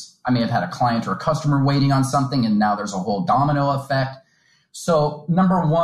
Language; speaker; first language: English; native; English